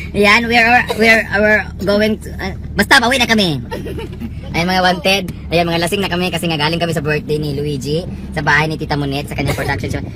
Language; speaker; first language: Filipino; non-native, local second language; Cebuano